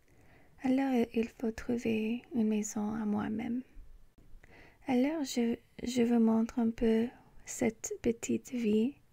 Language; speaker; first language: French; non-native, learner; English